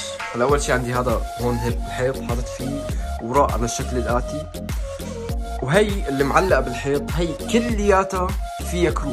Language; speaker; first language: Arabic; native; Arabic